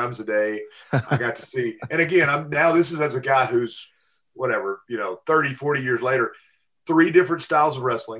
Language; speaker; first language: English; native; English